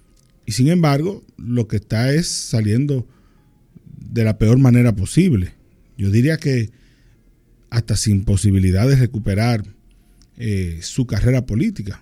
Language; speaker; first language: Spanish; native; Spanish